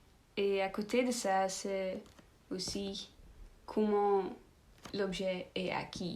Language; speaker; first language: French; non-native, learner; Dutch